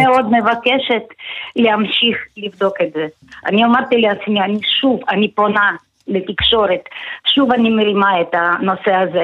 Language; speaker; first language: Hebrew; non-native, fluent; Russian